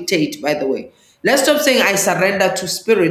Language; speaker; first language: English; non-native, local second language; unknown